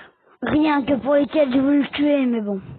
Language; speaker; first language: French; native; French